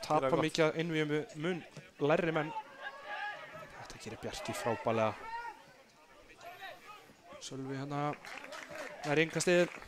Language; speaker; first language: Icelandic; native; Icelandic